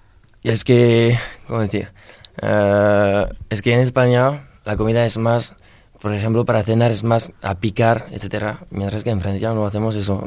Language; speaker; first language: Spanish; non-native, learner; French